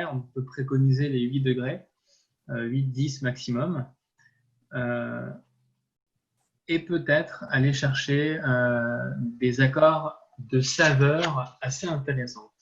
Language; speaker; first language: French; native; French